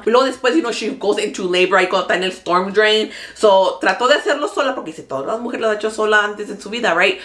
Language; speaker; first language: Spanish; early bilingual, other home language; English